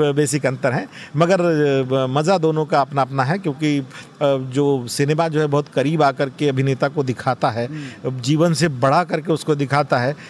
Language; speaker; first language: Hindi; non-native, local second language; Marathi